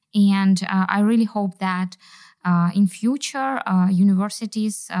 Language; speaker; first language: English; non-native, fluent; Kazakh